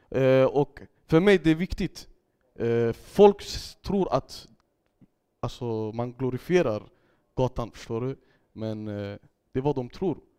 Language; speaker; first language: Swedish; early bilingual, other home language; Kurdish